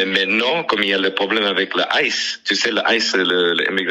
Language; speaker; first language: French; non-native, learner; English